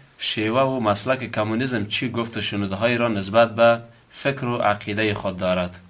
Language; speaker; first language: Persian; native; Persian